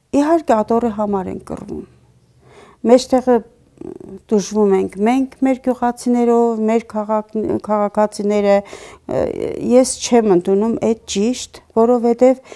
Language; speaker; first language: Armenian; native; Armenian